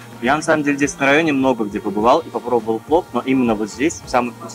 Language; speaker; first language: Russian; native; Russian